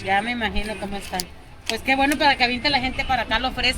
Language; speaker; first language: Spanish; native; Spanish